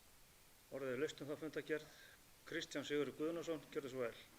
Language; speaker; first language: Icelandic; native; Icelandic